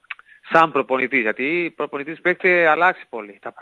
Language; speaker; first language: Greek; non-native, fluent; Spanish